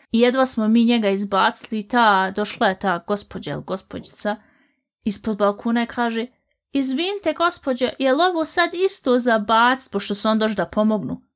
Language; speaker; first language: Bosnian; native; Bosnian